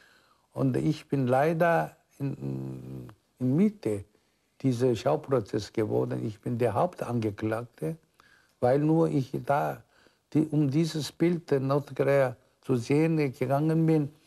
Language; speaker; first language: German; non-native, fluent; Korean